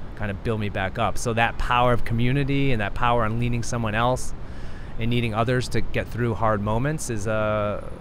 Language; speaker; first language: English; native; English